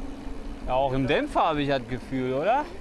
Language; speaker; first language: German; native; German